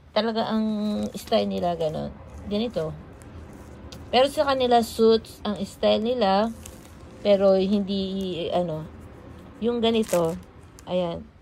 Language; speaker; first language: Filipino; non-native, local second language; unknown